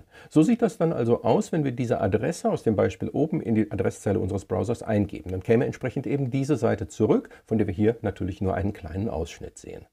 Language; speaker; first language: German; native; German